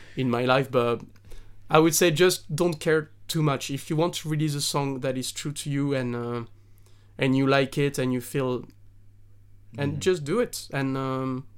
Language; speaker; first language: English; non-native, fluent; French